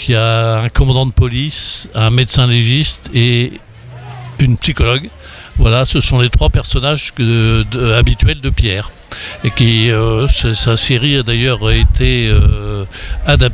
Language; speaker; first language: French; native; French